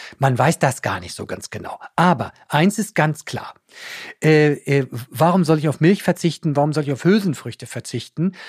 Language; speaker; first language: German; native; German